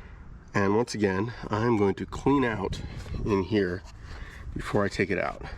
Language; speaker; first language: English; native; English